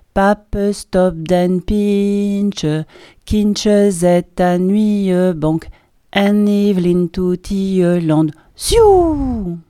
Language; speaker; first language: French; native; French